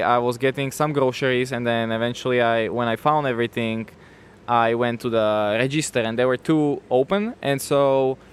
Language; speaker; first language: English; non-native, fluent; Slovak